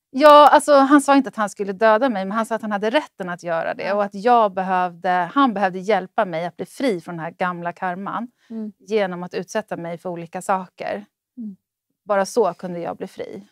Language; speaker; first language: Swedish; native; Swedish